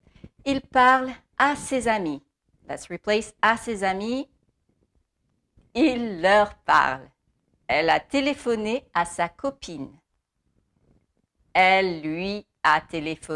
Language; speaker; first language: French; non-native, fluent; English